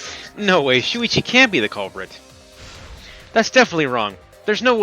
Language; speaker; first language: English; native; English